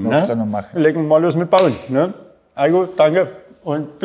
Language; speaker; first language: German; native; German